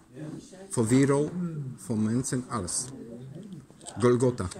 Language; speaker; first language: Dutch; non-native, learner; Polish